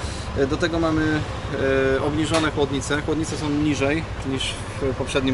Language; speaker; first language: Polish; native; Polish